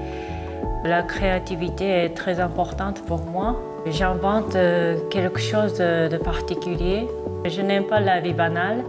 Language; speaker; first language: French; non-native, fluent; Japanese